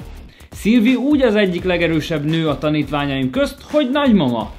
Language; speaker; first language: Hungarian; native; Hungarian